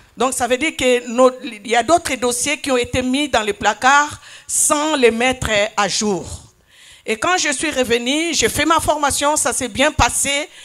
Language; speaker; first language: French; non-native, local second language; Lingala